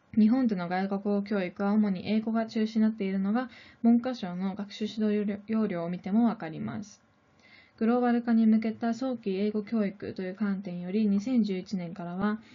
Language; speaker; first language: Japanese; non-native, fluent; Korean